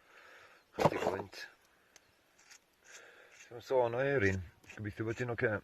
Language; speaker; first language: Welsh; native; Welsh